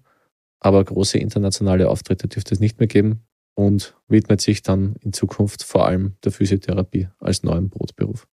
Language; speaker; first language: German; native; German